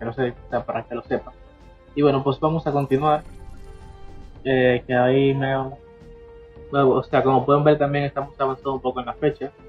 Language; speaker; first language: Spanish; native; Spanish